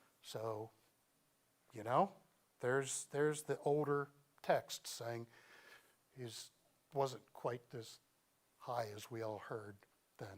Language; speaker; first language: English; native; English